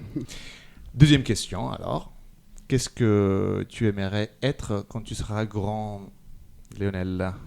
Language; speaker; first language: French; native; French